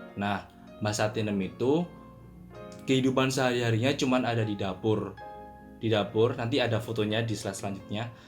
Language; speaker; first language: Indonesian; native; Indonesian